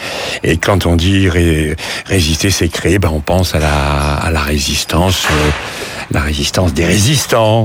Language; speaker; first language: French; native; French